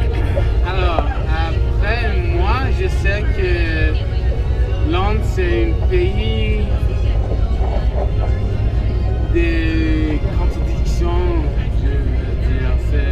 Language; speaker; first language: French; non-native, fluent; English